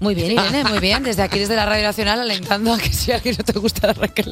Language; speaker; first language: Spanish; native; Spanish